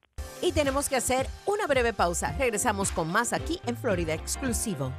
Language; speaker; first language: Spanish; native; Spanish